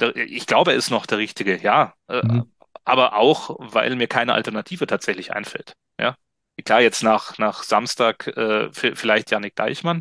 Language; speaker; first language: German; native; German